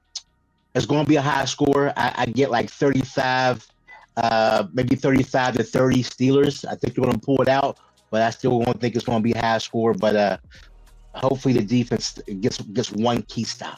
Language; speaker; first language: English; native; English